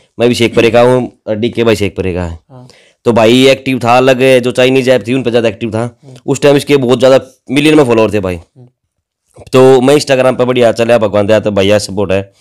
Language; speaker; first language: Hindi; native; Hindi